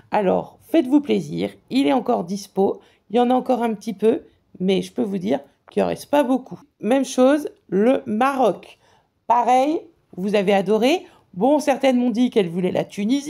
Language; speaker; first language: French; native; French